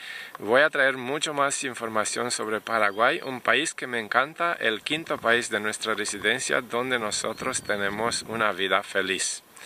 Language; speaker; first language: Spanish; non-native, fluent; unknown